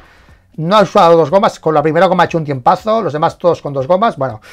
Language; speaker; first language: Spanish; native; Spanish